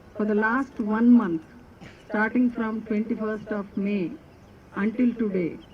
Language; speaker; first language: English; non-native, local second language; Telugu